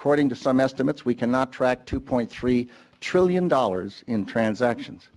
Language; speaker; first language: English; native; English